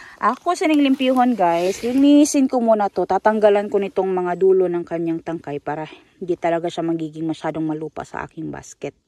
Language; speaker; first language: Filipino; non-native, local second language; Cebuano